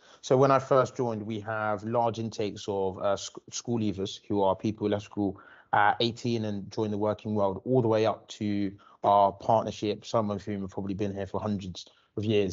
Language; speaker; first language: English; native; English